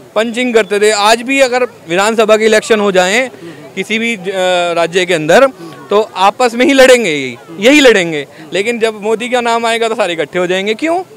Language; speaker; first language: Hindi; native; Hindi